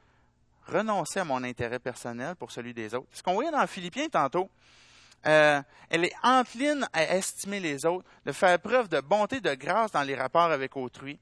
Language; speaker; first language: French; native; French